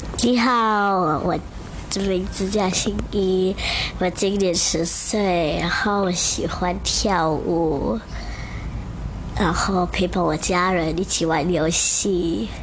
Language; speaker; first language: Chinese; early bilingual, heritage; Chinese